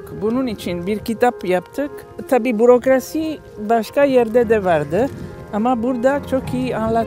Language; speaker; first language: Turkish; non-native, learner; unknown